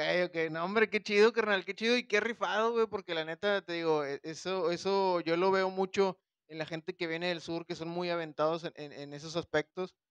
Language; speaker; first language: Spanish; native; Spanish